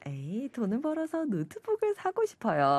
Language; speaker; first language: Korean; non-native, fluent; Chinese